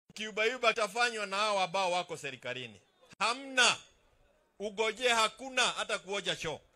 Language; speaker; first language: Swahili; non-native, local second language; Kikuyu